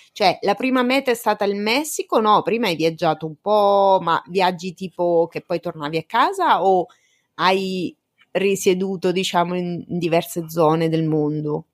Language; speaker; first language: Italian; native; Italian